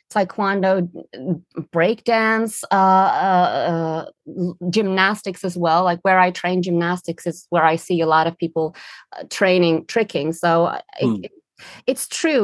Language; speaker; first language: English; non-native, fluent; Dutch